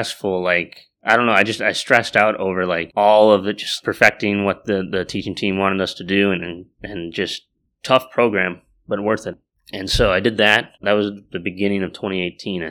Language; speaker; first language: English; native; English